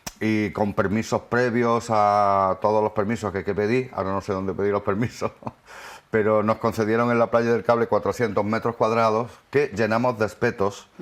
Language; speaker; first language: Spanish; native; Spanish